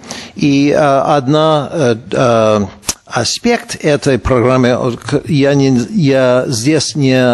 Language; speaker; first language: Russian; non-native, fluent; English